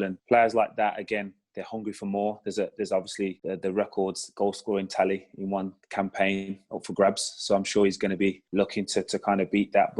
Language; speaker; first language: English; native; English